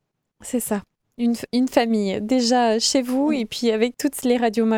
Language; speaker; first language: French; native; French